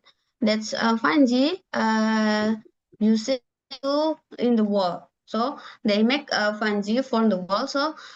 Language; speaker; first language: English; non-native, learner; Indonesian